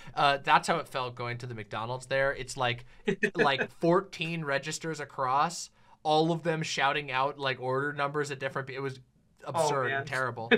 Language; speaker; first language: English; native; English